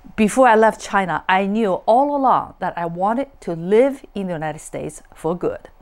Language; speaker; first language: English; non-native, fluent; Chinese